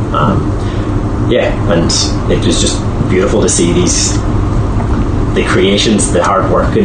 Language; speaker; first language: English; native; English